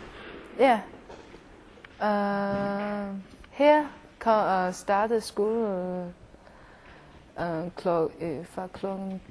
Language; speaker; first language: Danish; non-native, learner; Chinese